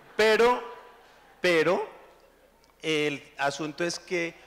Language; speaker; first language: Spanish; native; Spanish